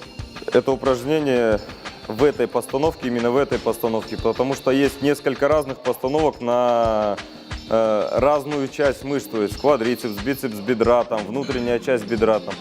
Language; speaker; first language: Russian; native; Russian